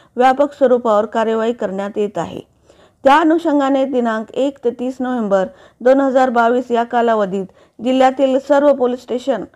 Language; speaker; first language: Marathi; non-native, local second language; Urdu